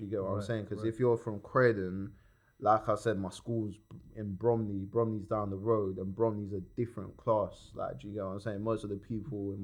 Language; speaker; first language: English; native; English